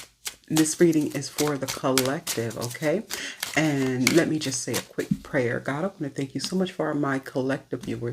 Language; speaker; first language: English; native; English